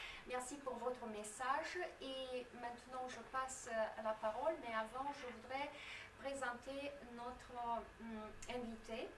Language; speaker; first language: French; non-native, fluent; Romanian